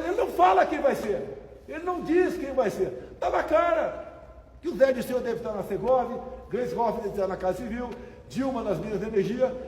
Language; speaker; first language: Portuguese; native; Portuguese